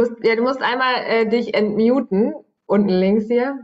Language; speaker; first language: German; native; German